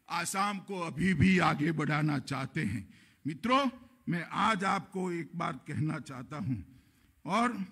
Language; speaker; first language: Hindi; non-native, local second language; Gujarati